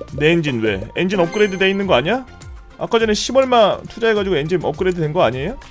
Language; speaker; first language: Korean; native; Korean